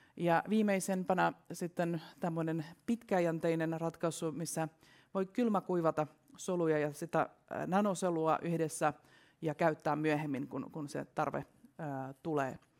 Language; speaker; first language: Finnish; non-native, fluent; Russian